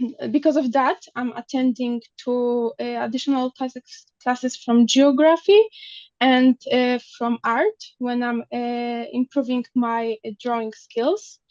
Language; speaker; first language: English; non-native, learner; Polish